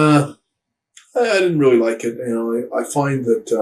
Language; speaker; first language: English; native; English